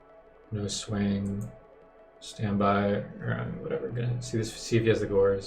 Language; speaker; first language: English; native; English